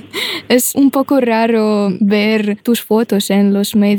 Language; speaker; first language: Spanish; non-native, fluent; Russian